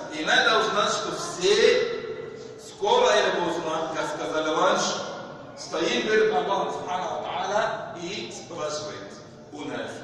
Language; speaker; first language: Russian; non-native, fluent; Arabic